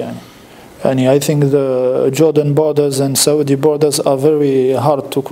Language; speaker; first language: English; non-native, learner; French